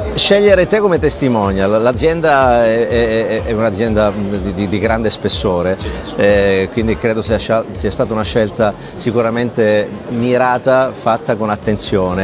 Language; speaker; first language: Italian; native; Italian